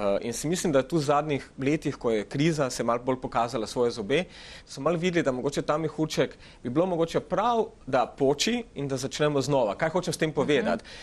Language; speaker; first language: Slovenian; early bilingual, other home language; Macedonian